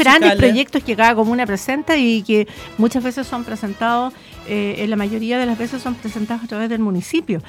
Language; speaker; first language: Spanish; native; Spanish